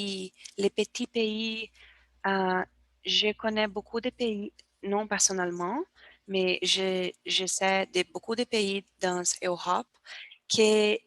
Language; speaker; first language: French; non-native, learner; Portuguese